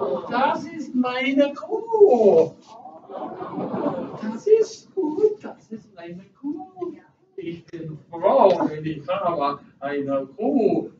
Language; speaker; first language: German; non-native, learner; English